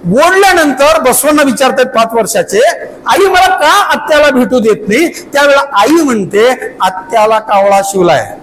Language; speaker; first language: Marathi; non-native, local second language; Kannada